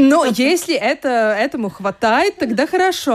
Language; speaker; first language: Russian; non-native, local second language; Latvian